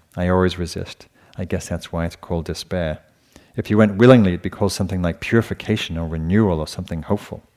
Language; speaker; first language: English; native; English